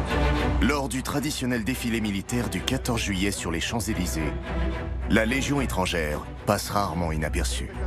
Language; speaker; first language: French; native; French